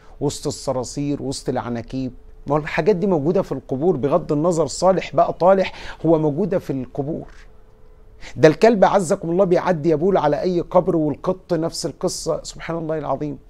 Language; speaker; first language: Arabic; native; Arabic